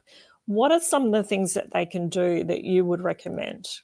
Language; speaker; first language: English; native; English